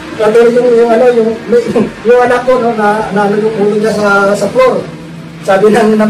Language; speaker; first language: Filipino; non-native, local second language; Hiligaynon